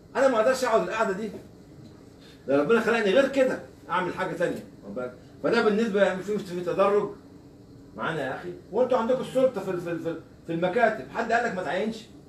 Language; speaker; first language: Arabic; native; Arabic